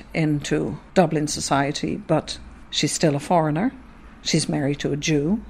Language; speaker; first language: English; non-native, fluent; Dutch